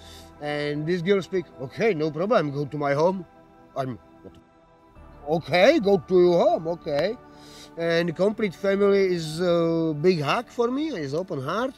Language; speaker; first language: English; non-native, learner; Slovak